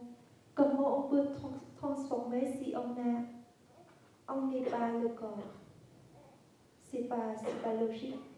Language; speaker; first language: French; non-native, fluent; Vietnamese